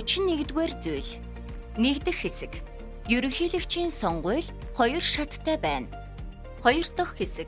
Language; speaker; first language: Mongolian; native; Mongolian